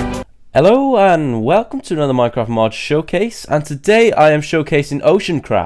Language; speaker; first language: English; native; English